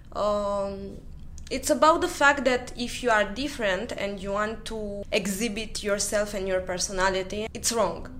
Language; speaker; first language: English; non-native, fluent; Romanian